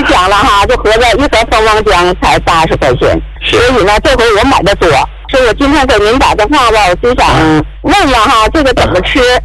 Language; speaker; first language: Chinese; native; Chinese